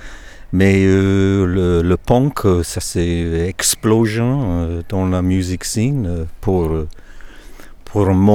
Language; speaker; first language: French; non-native, learner; English